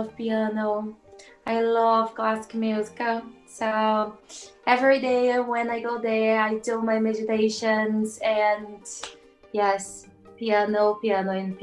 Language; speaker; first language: English; non-native, learner; Portuguese